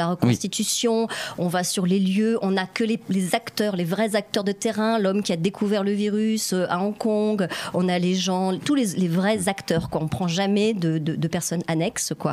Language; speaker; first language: French; native; French